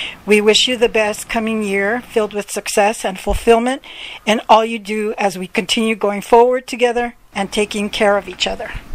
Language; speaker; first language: English; early bilingual, other home language; Spanish